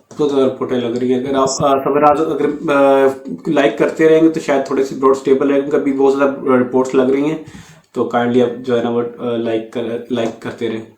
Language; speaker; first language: Urdu; non-native, local second language; Punjabi